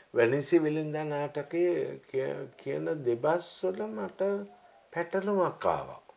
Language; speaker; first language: Sinhala; native; Sinhala